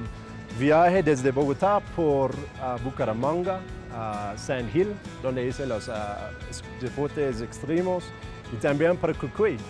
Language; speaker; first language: Spanish; non-native, fluent; English